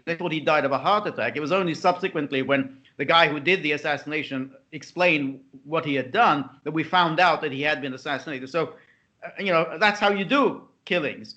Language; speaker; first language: English; native; English